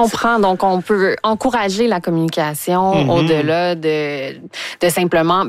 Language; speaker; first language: French; native; French